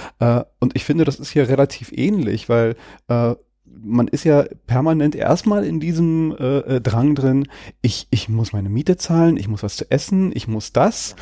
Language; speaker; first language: German; native; German